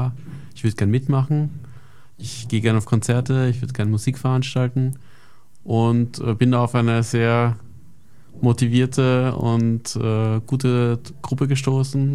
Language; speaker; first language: German; native; German